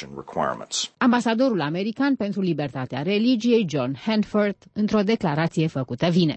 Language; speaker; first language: Romanian; native; Romanian